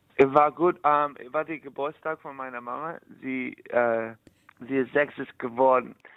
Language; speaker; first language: German; non-native, learner; English